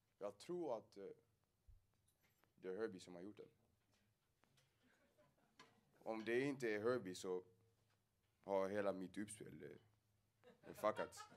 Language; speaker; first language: Swedish; non-native, fluent; English